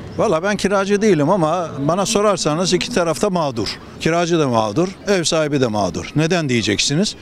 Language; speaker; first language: Turkish; native; Turkish